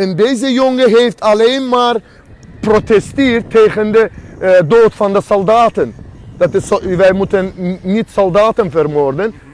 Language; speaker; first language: Dutch; non-native, fluent; Azerbaijani